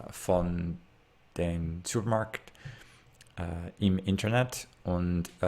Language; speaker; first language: German; non-native, learner; English